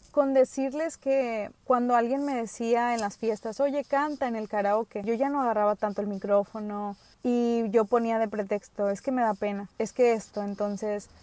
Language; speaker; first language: Spanish; early bilingual, other home language; English